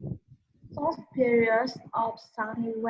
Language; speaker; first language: English; non-native, learner; Vietnamese